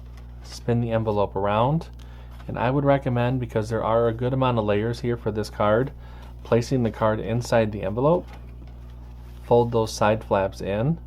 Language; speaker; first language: English; native; English